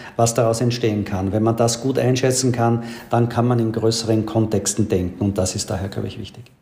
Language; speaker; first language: German; native; German